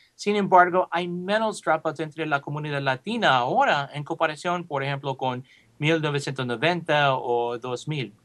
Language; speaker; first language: Spanish; early bilingual, heritage; Spanish